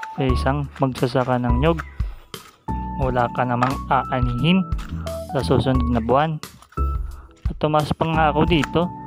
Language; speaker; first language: Filipino; non-native, local second language; Bikol